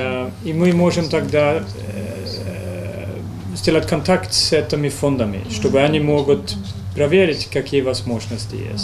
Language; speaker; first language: Russian; non-native, learner; Swedish